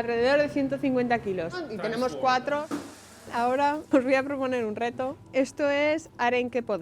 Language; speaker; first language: Spanish; native; Spanish